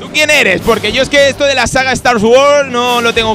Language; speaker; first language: Spanish; native; Spanish